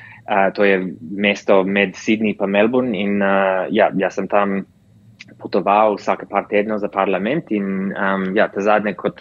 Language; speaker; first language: Slovenian; early bilingual, heritage; English